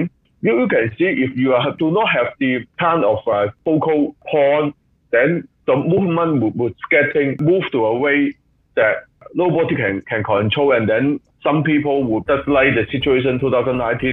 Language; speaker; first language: English; non-native, local second language; Cantonese